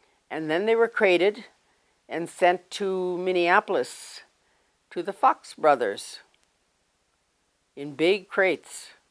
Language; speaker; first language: English; native; English